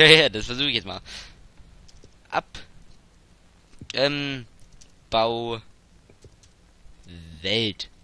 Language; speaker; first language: German; native; German